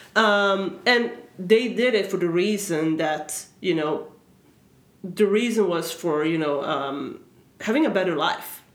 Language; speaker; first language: English; early bilingual, other home language; Swedish